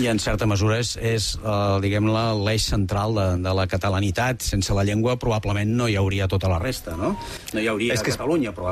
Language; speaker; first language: Catalan; native; Catalan